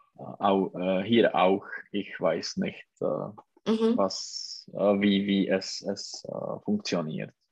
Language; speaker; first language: German; non-native, learner; Czech